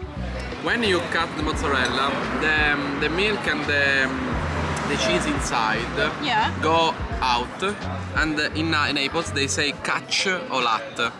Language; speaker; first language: English; non-native, learner; Italian